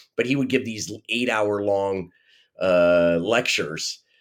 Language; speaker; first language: English; native; English